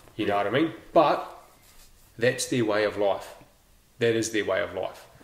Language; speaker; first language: English; native; English